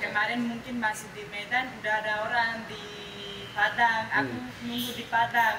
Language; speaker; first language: Indonesian; non-native, fluent; Spanish